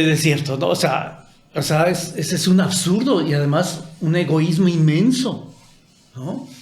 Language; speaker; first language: Spanish; native; Spanish